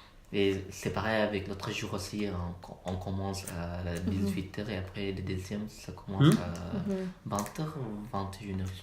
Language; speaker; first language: French; non-native, learner; Malay